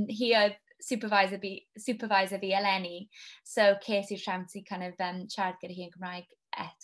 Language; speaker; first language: Welsh; non-native, local second language; English